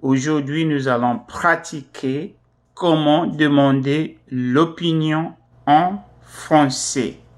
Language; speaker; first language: French; non-native, fluent; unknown